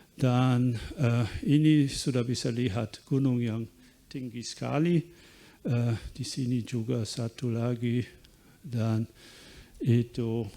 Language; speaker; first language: Indonesian; non-native, fluent; German